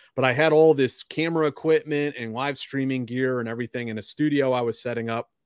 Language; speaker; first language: English; native; English